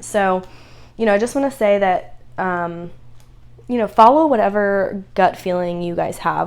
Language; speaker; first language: English; native; English